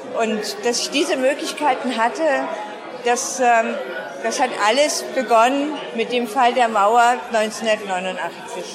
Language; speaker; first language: German; native; German